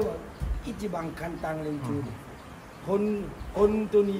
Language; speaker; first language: Japanese; non-native, learner; Thai